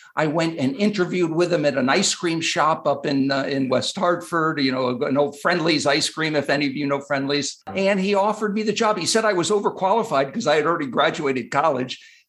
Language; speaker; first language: English; native; English